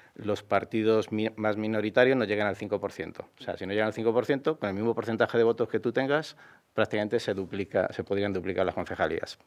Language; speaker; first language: Spanish; native; Spanish